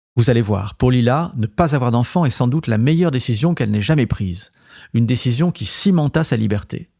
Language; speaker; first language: French; native; French